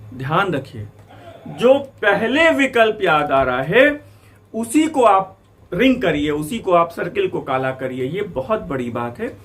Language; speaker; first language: Hindi; native; Hindi